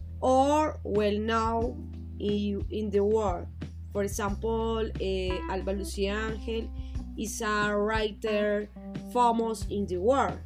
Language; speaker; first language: English; non-native, learner; Spanish